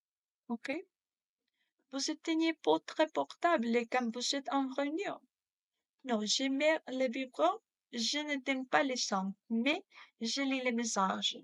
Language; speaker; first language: French; non-native, learner; Spanish